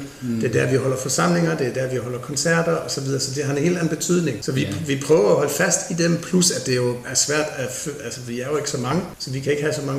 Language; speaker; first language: Danish; native; Danish